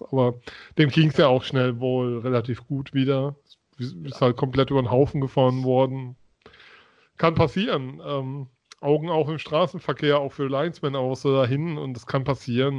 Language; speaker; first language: German; native; German